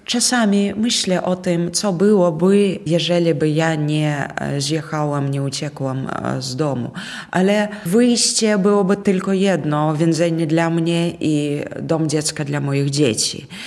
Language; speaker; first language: Polish; non-native, fluent; Russian